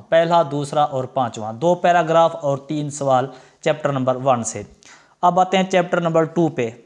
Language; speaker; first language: Urdu; non-native, local second language; Punjabi